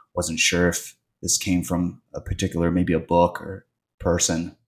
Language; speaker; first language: English; native; English